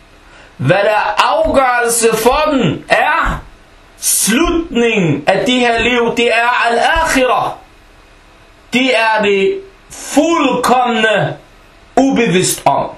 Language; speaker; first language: Danish; early bilingual, other home language; Arabic